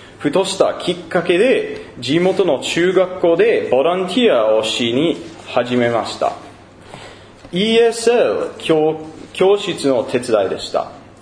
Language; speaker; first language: Japanese; non-native, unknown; English